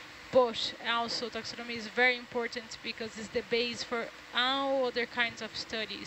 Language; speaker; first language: English; non-native, fluent; Portuguese